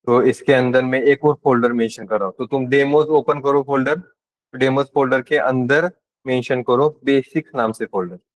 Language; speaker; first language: Hindi; non-native, local second language; Marathi